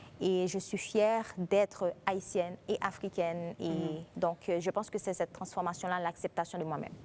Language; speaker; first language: French; non-native, local second language; Haitian Creole